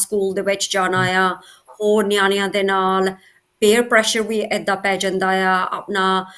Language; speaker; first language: Punjabi; early bilingual, heritage; Punjabi